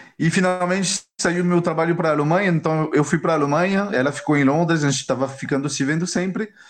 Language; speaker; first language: Portuguese; non-native, fluent; French